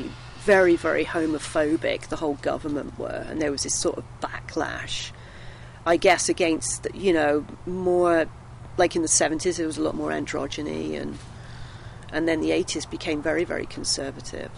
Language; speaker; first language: English; native; English